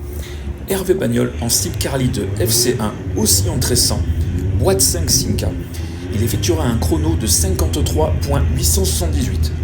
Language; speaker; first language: French; native; French